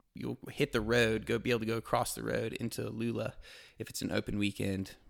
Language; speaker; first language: English; native; English